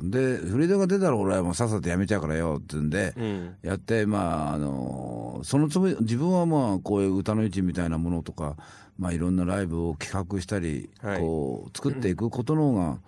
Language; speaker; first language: Japanese; native; Japanese